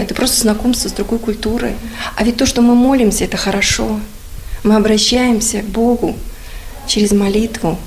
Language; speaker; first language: Russian; native; Russian